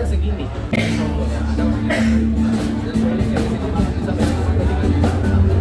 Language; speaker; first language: Indonesian; non-native, learner; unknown